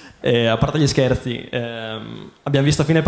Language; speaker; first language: Italian; native; Italian